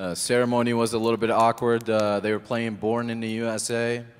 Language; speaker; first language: English; non-native, fluent; Arabic